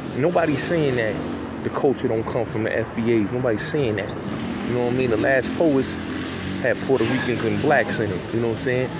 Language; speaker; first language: English; native; English